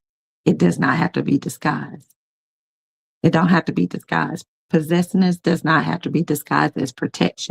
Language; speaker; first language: English; native; English